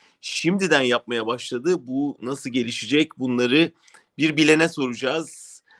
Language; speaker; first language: Turkish; native; Turkish